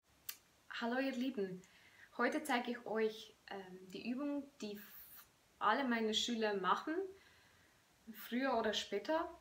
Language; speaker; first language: German; non-native, fluent; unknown